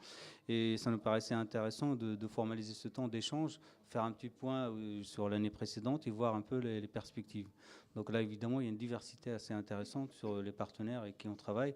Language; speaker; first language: French; native; French